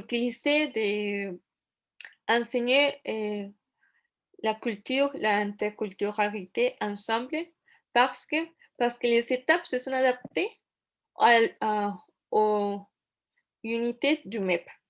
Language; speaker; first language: French; non-native, fluent; Spanish